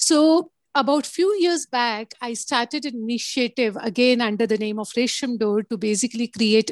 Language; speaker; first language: English; non-native, local second language; Gujarati